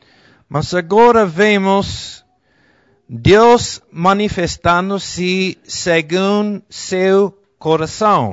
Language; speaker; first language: Portuguese; non-native, fluent; Spanish